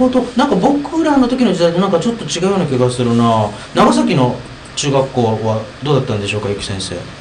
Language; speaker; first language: Japanese; native; Japanese